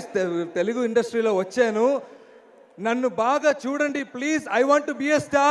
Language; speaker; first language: Telugu; non-native, learner; Malayalam